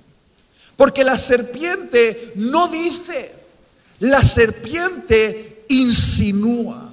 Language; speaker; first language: Spanish; native; Spanish